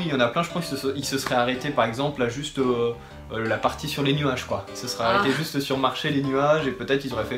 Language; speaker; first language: French; native; French